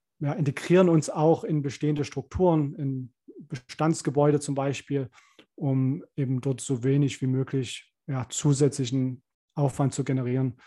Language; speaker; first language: German; native; German